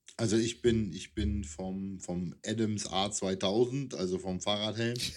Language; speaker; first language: German; native; German